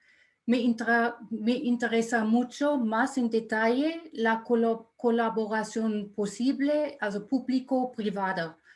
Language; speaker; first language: Spanish; non-native, fluent; German